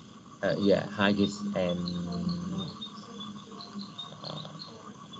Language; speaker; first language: English; non-native, learner; Vietnamese